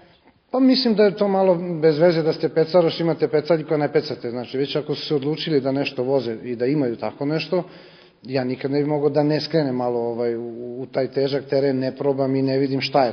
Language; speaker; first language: Bosnian; native; Bosnian